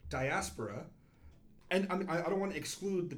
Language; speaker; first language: English; early bilingual, other home language; Kannada